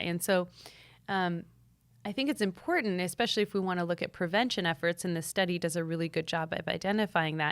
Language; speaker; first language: English; native; English